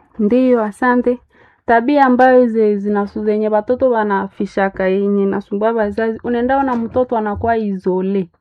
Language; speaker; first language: Swahili; non-native, local second language; Nande